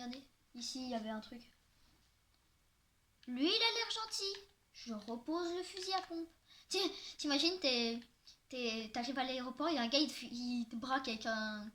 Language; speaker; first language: French; native; French